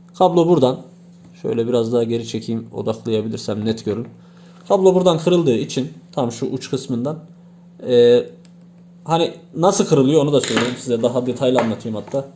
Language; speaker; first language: Turkish; native; Turkish